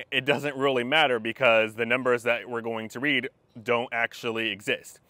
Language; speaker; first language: English; native; English